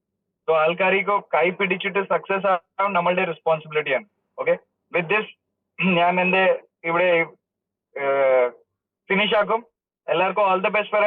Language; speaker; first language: Malayalam; early bilingual, heritage; Malayalam